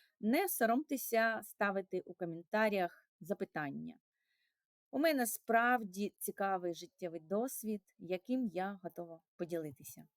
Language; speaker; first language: Ukrainian; non-native, local second language; Russian